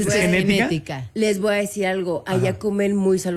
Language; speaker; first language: Spanish; native; Spanish